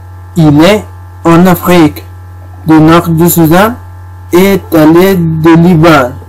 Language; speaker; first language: French; non-native, learner; Spanish